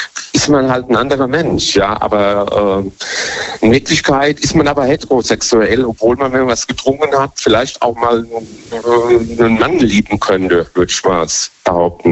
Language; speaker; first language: German; native; German